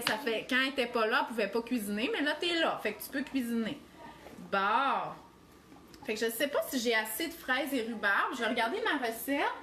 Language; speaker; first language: French; native; French